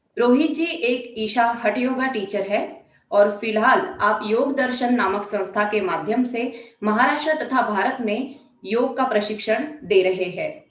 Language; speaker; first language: Hindi; non-native, local second language; Marathi